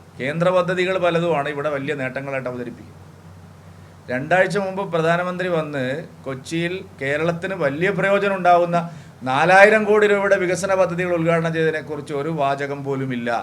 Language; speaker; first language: Malayalam; native; Malayalam